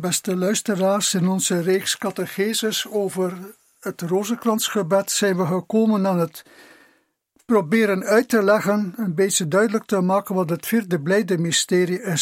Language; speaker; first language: Dutch; native; Dutch